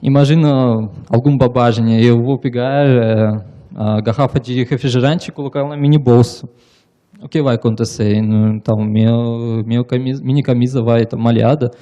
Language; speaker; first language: Portuguese; non-native, learner; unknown